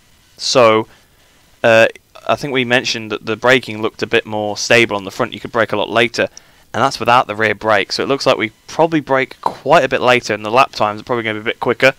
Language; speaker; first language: English; native; English